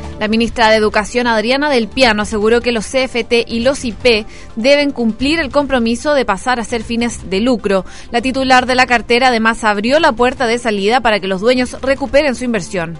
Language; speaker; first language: Spanish; native; Spanish